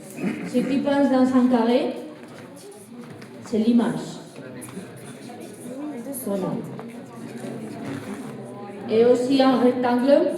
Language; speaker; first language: French; non-native, fluent; Spanish